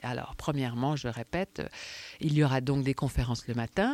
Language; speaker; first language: French; native; French